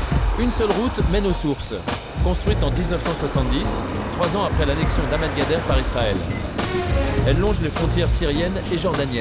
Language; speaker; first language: French; native; French